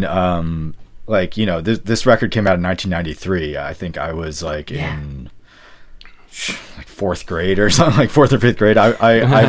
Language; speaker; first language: English; native; English